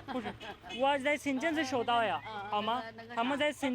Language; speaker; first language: Chinese; non-native, learner; Urdu